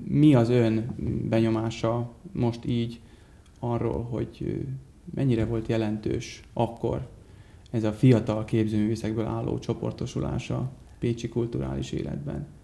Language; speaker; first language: Hungarian; native; Hungarian